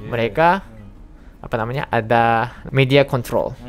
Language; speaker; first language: Indonesian; non-native, fluent; Japanese